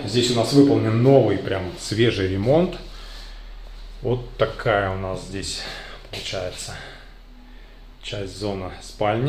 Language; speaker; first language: Russian; native; Russian